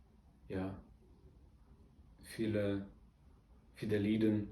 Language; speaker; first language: German; non-native, learner; Russian